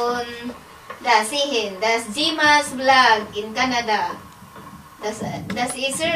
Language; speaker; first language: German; non-native, learner; Cebuano